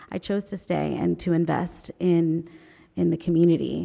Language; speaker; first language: English; native; English